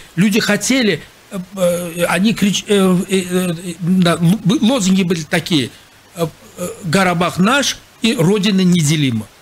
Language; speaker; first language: Russian; non-native, local second language; Azerbaijani